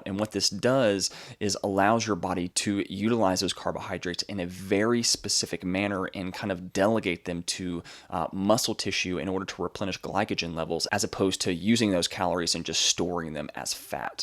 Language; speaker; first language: English; native; English